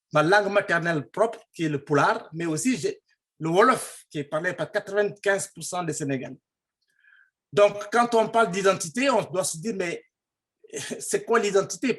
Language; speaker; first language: French; non-native, local second language; Fula